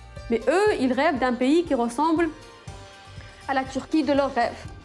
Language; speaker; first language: French; non-native, local second language; Arabic